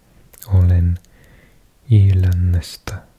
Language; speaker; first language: Finnish; non-native, learner; English